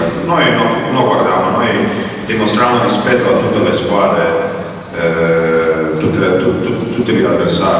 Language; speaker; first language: Italian; non-native, fluent; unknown